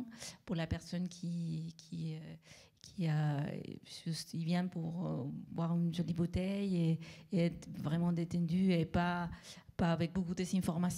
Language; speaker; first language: French; non-native, fluent; Spanish